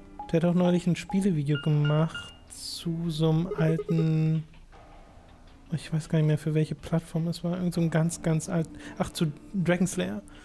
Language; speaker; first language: German; native; German